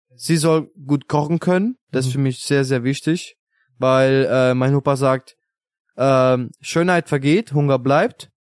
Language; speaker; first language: German; early bilingual, other home language; Italian